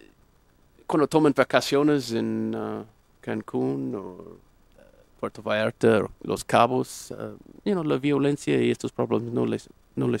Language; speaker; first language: Spanish; non-native, fluent; English